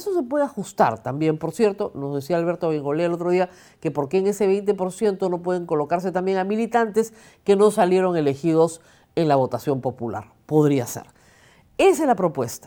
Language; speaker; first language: Spanish; native; Spanish